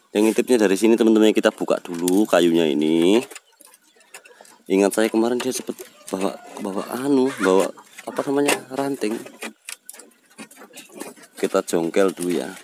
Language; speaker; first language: Malay; native; Malay